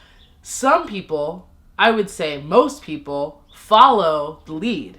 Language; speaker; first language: English; native; English